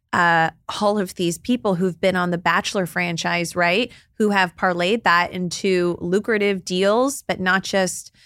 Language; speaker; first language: English; native; English